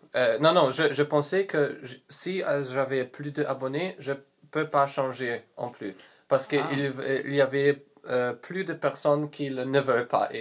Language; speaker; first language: French; non-native, learner; Polish